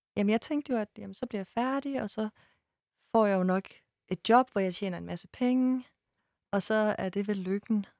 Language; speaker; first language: Danish; early bilingual, other home language; Persian